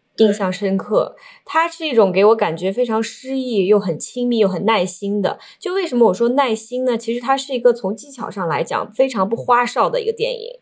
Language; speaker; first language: Chinese; native; Chinese